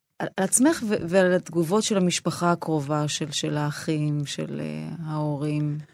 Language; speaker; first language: Hebrew; native; Hebrew